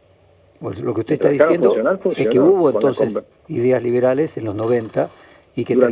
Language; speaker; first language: Spanish; native; Spanish